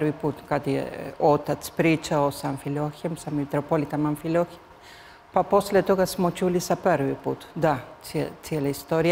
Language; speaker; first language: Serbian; early bilingual, heritage; Spanish